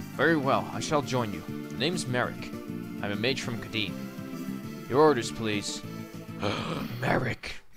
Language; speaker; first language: English; non-native, fluent; Dutch